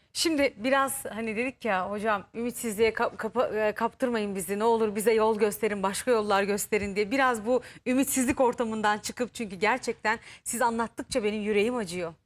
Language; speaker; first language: Turkish; native; Turkish